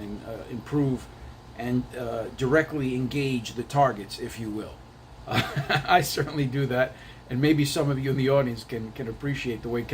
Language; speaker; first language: English; native; English